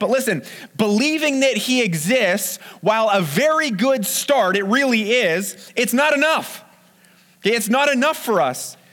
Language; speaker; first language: English; native; English